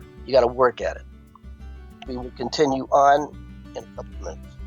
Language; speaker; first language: English; native; English